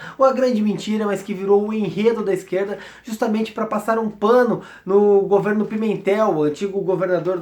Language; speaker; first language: Portuguese; native; Portuguese